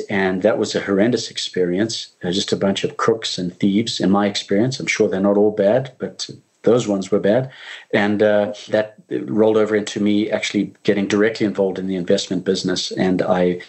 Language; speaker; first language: English; native; English